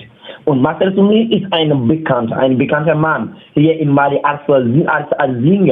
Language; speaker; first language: German; non-native, fluent; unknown